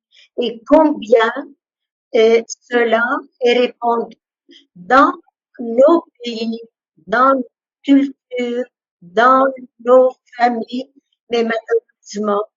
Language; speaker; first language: French; non-native, local second language; Arabic